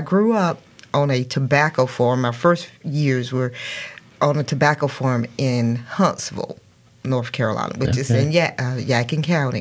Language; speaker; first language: English; native; English